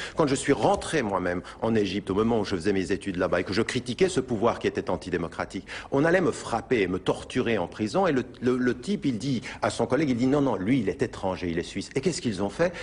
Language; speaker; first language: French; early bilingual, other home language; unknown